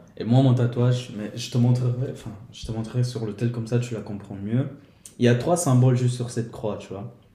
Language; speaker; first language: French; early bilingual, other home language; Portuguese